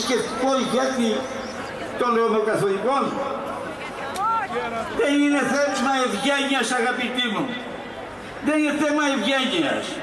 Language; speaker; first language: Greek; native; Greek